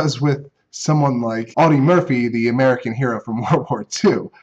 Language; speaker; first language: English; native; English